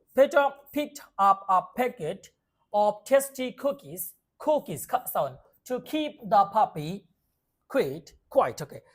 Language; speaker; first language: English; non-native, local second language; Bangla